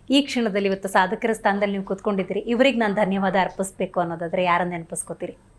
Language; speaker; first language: Kannada; native; Kannada